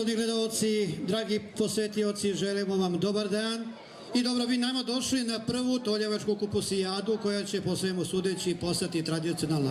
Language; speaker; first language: Bosnian; native; Bosnian